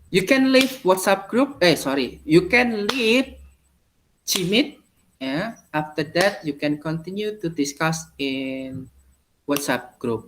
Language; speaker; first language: English; non-native, learner; Indonesian